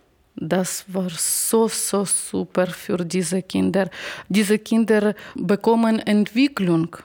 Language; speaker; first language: German; non-native, learner; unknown